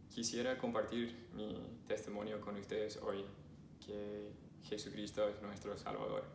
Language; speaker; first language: Spanish; non-native, fluent; English